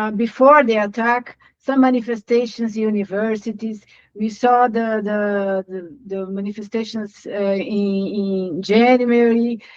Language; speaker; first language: English; non-native, fluent; Portuguese